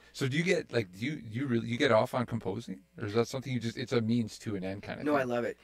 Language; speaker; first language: English; native; English